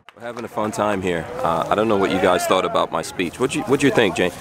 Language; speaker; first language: English; native; English